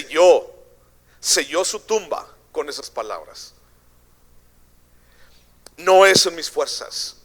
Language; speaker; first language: Spanish; native; Spanish